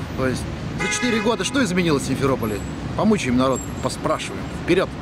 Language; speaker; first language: Russian; native; Russian